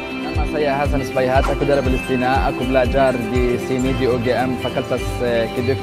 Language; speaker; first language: Indonesian; non-native, learner; Arabic